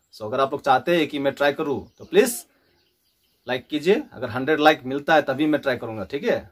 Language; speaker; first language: Hindi; non-native, local second language; Nepali